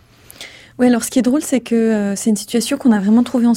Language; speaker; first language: French; native; French